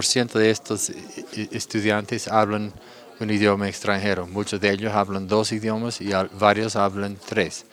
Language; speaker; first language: Spanish; non-native, fluent; English